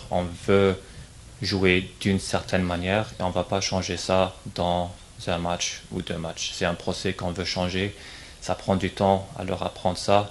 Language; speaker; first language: French; non-native, fluent; English